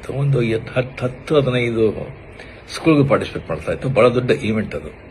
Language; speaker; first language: Kannada; non-native, local second language; Marathi